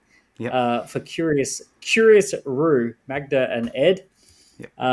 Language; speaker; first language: English; native; English